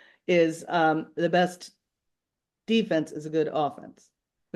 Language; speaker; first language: English; native; English